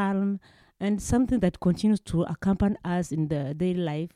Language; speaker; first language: English; non-native, local second language; Kinyarwanda